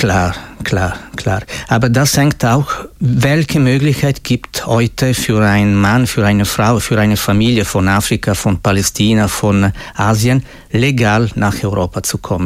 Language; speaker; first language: German; non-native, local second language; Italian